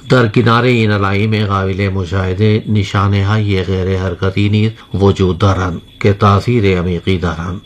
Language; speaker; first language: Persian; non-native, fluent; Urdu